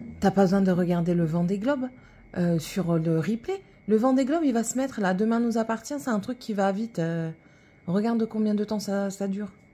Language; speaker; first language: French; native; French